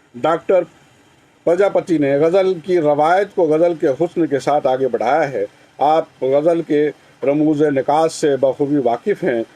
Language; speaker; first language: Urdu; native; Urdu